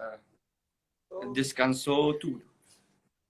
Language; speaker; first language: Portuguese; non-native, learner; Arabic